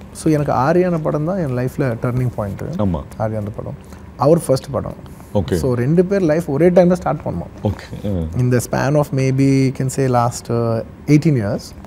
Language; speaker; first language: Tamil; non-native, local second language; Telugu